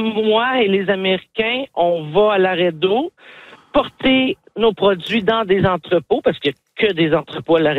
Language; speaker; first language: French; native; French